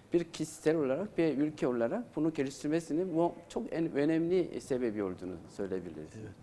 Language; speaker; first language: Turkish; non-native, learner; Korean